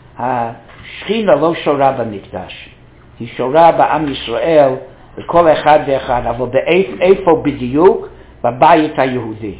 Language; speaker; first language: Hebrew; non-native, fluent; English